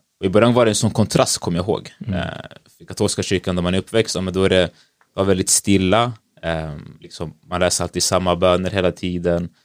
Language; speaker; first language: Swedish; early bilingual, other home language; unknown